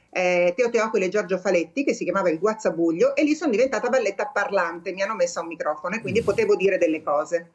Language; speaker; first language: Italian; native; Italian